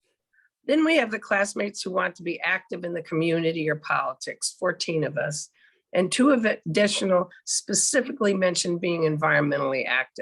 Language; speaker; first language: English; native; English